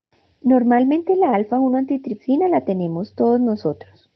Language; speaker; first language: Spanish; native; Spanish